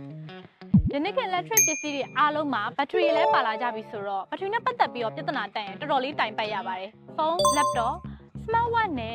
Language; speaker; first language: Burmese; native; Burmese